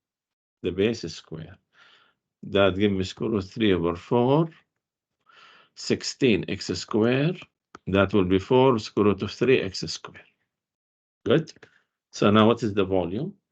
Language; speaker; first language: English; non-native, fluent; Arabic